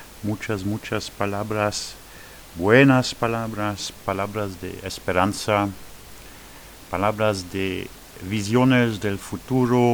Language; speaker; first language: Spanish; non-native, fluent; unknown